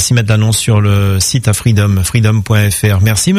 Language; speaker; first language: French; native; French